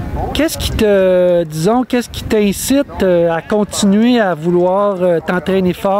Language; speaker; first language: French; native; French